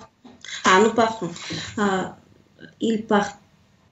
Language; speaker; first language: French; non-native, learner; Russian